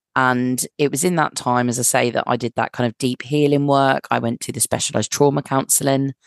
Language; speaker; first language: English; native; English